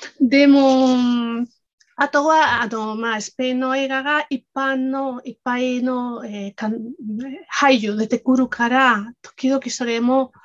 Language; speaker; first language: Japanese; non-native, fluent; Spanish